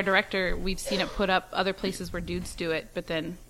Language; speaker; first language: English; native; English